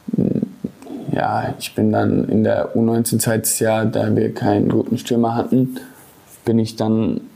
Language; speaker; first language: German; native; German